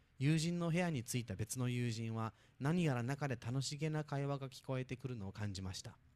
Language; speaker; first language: Japanese; native; Japanese